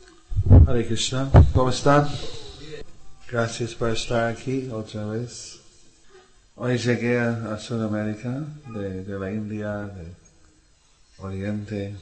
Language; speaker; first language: Spanish; non-native, learner; English